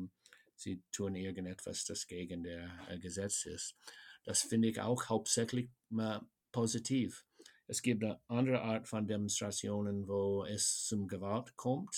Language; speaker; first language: German; non-native, fluent; English